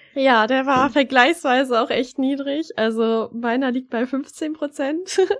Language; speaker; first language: German; early bilingual, other home language; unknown